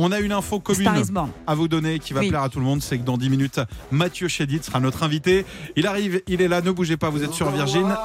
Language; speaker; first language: French; native; French